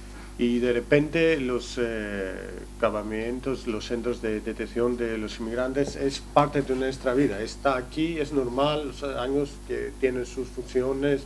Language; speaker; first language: Spanish; non-native, learner; Greek